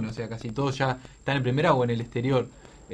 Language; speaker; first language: Spanish; native; Spanish